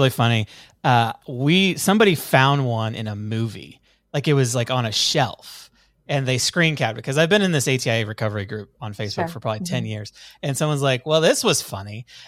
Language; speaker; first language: English; native; English